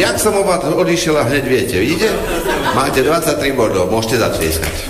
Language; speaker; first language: Slovak; native; Slovak